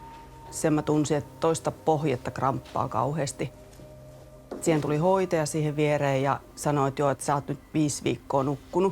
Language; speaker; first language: Finnish; native; Finnish